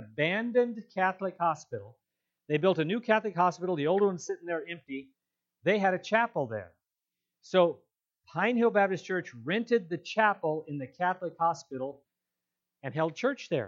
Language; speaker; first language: English; native; English